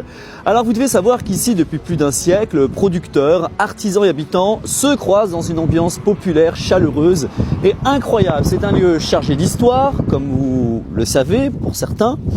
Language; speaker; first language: French; native; French